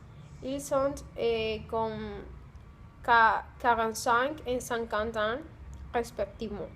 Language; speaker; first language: French; non-native, learner; Spanish